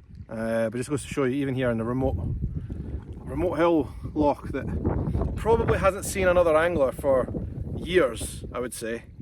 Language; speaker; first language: English; native; English